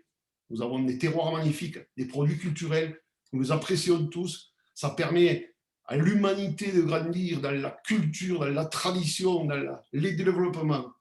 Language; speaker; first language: French; native; French